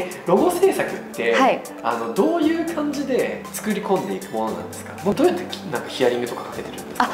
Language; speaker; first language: Japanese; native; Japanese